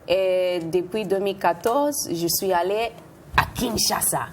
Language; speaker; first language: French; non-native, fluent; Spanish